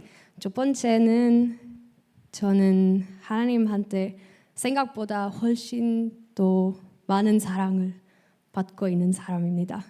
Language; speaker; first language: Korean; early bilingual, heritage; Swiss German